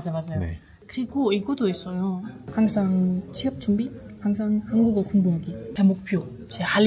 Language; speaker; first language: Korean; non-native, learner; German